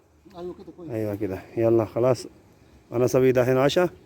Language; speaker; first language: Arabic; non-native, learner; Punjabi